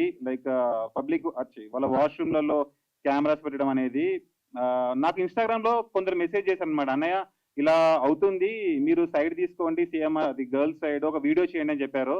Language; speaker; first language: Telugu; native; Telugu